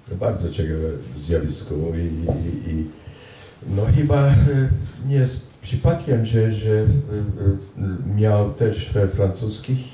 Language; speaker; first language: Polish; non-native, fluent; Hungarian